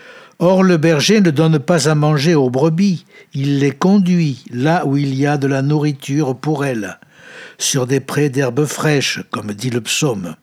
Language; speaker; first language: French; native; French